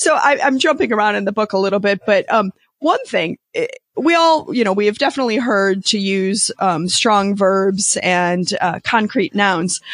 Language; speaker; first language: English; native; English